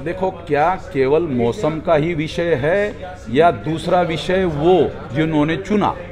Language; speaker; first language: Hindi; non-native, local second language; Marathi